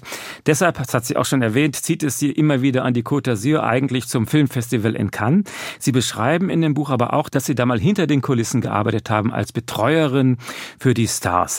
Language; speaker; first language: German; native; German